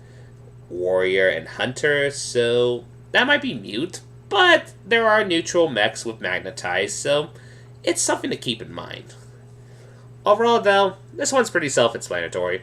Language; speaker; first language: English; native; English